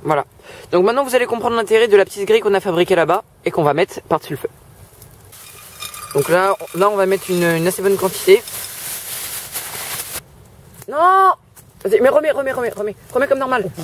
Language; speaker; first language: French; native; French